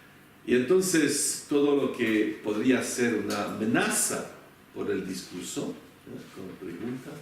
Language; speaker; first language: Spanish; non-native, fluent; French